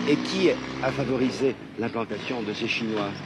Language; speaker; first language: French; native; French